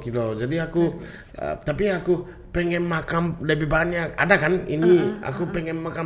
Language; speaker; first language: Indonesian; non-native, learner; Japanese